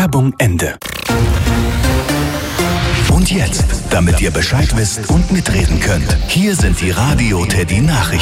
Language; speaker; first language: German; native; German